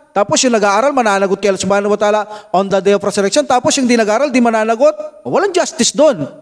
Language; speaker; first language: Filipino; non-native, local second language; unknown